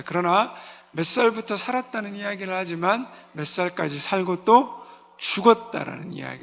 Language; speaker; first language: Korean; native; Korean